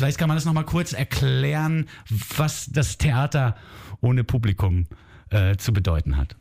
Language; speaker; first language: German; native; German